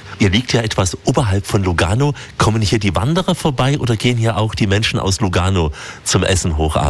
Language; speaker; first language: German; native; German